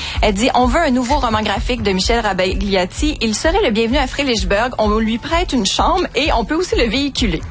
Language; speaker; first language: French; native; French